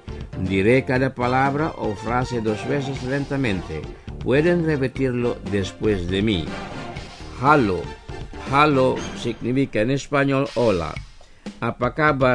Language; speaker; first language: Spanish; non-native, fluent; Indonesian